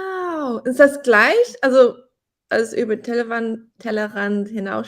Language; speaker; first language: German; non-native, fluent; English